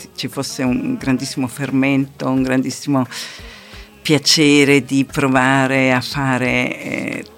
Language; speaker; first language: Italian; native; Italian